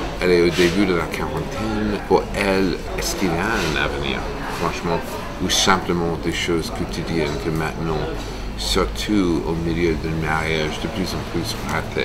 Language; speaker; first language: French; non-native, fluent; English